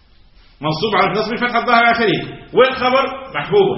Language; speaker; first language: Arabic; native; Arabic